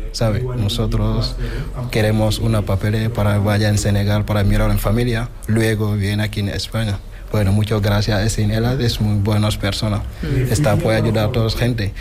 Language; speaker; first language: Spanish; non-native, learner; Wolof